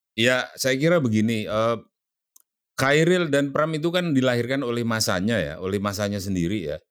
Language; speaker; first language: Indonesian; native; Indonesian